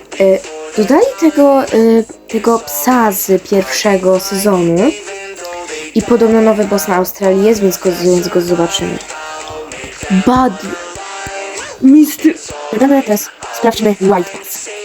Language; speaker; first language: Polish; native; Polish